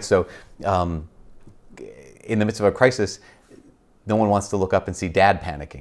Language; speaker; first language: English; native; English